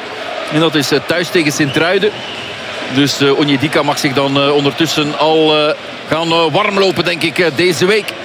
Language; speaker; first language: Dutch; native; Dutch